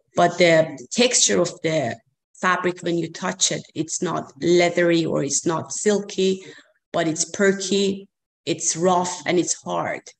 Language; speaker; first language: English; non-native, fluent; Persian